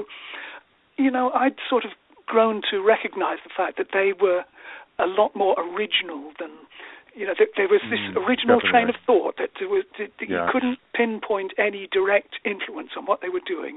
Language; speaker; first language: English; native; English